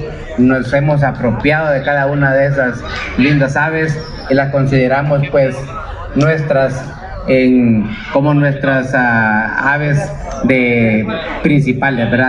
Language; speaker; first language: Spanish; native; Spanish